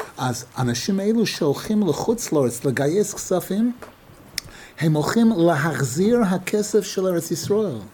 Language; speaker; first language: Hebrew; non-native, fluent; English